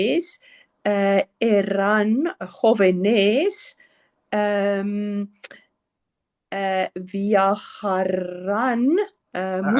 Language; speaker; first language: Spanish; non-native, learner; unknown